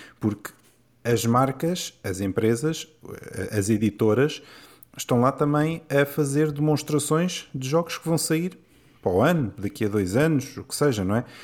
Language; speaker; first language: Portuguese; native; Portuguese